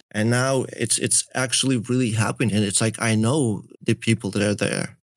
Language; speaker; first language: English; early bilingual, other home language; Russian